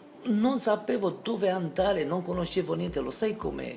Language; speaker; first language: Italian; non-native, fluent; Romanian